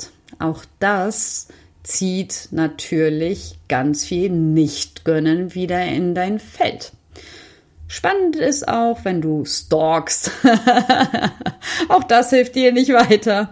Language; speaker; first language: German; native; German